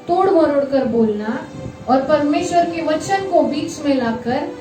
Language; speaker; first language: Hindi; non-native, local second language; Marathi